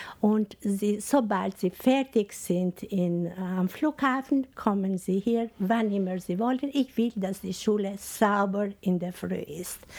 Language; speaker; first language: German; non-native, fluent; Albanian